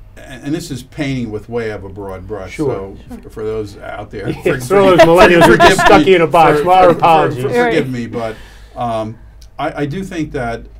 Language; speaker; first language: English; native; English